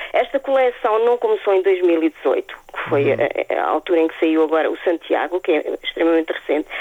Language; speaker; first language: Portuguese; native; Portuguese